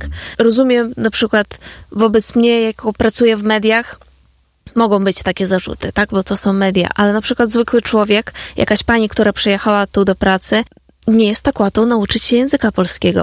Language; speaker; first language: Polish; non-native, fluent; Ukrainian